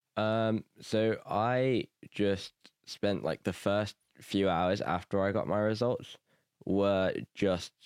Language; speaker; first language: English; native; English